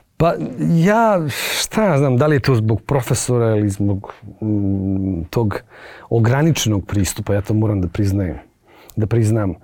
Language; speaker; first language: Bosnian; native; Bosnian